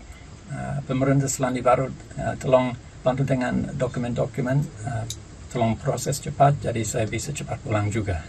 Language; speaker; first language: Indonesian; non-native, fluent; English